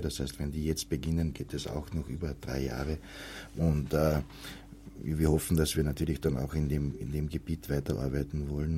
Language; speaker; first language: German; native; German